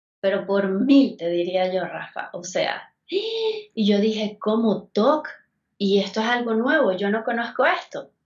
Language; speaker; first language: Spanish; native; Spanish